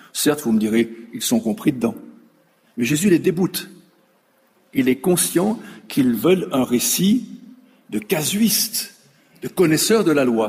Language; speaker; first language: French; native; French